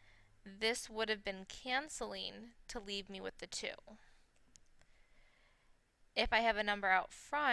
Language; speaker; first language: English; native; English